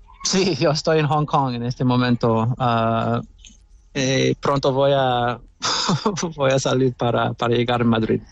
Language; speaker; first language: Spanish; non-native, fluent; English